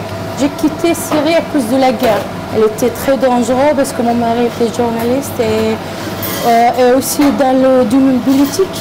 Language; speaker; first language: French; non-native, learner; Arabic